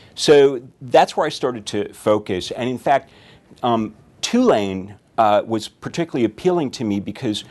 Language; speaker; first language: English; native; English